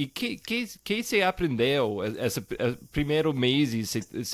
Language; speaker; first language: Portuguese; non-native, fluent; English